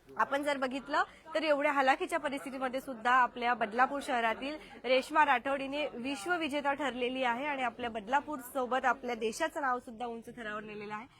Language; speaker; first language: Marathi; native; Marathi